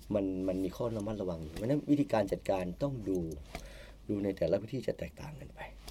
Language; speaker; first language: Thai; native; Thai